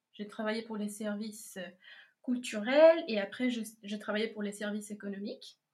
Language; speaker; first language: French; non-native, fluent; Spanish